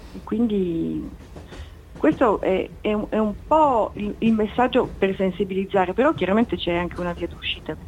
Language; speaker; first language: Italian; native; Italian